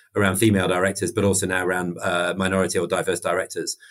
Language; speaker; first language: English; native; English